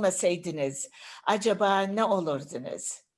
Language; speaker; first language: Turkish; non-native, learner; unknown